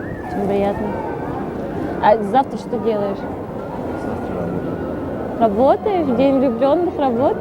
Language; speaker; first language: Russian; non-native, local second language; Kyrgyz